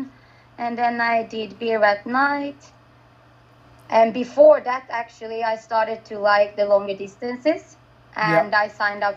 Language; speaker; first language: English; non-native, fluent; Finnish